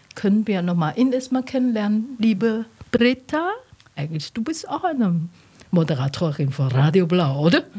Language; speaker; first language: German; non-native, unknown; Chinese